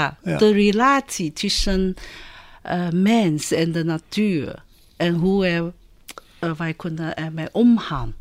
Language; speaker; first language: Dutch; non-native, fluent; Chinese